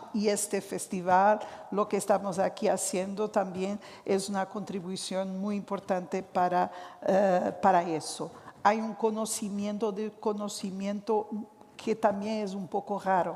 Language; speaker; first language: Spanish; non-native, fluent; Portuguese